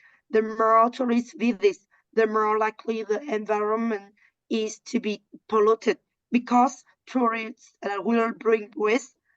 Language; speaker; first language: English; non-native, learner; Vietnamese